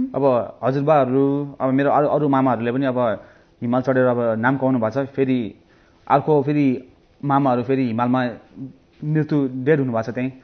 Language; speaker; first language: Nepali; early bilingual, heritage; Nepali